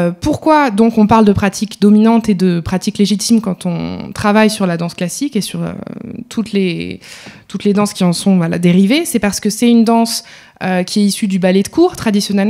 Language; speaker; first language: French; native; French